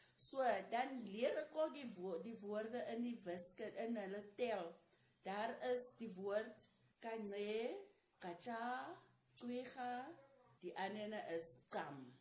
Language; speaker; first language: Afrikaans; non-native, local second language; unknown